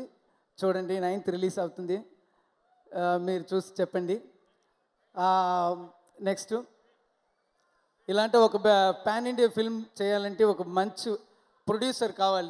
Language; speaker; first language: Telugu; non-native, learner; Tamil